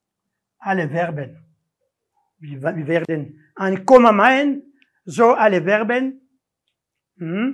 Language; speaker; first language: German; non-native, learner; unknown